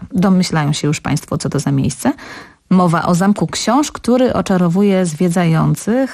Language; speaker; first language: Polish; native; Polish